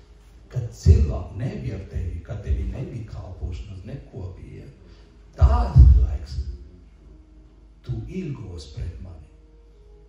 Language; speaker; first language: Latvian; non-native, learner; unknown